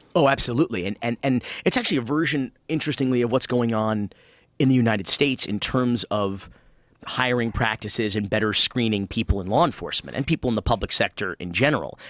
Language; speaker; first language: English; native; English